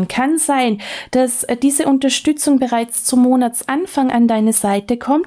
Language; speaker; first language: German; native; German